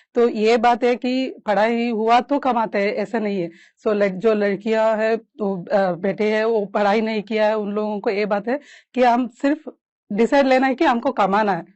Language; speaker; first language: Hindi; non-native, local second language; Kannada